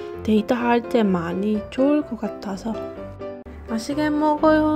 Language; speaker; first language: Korean; non-native, fluent; Dutch